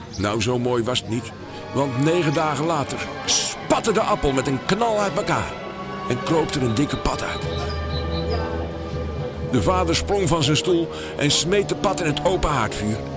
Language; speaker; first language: Dutch; native; Dutch